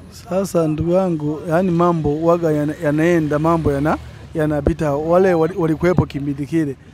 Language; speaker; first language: Swahili; native; Swahili